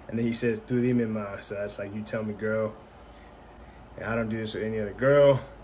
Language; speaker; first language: English; early bilingual, other home language; Spanish